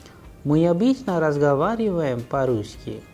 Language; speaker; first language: Russian; non-native, fluent; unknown